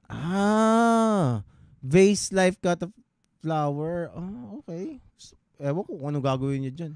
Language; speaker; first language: Filipino; native; Filipino